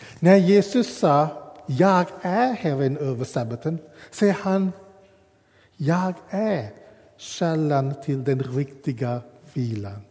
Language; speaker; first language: Swedish; non-native, fluent; English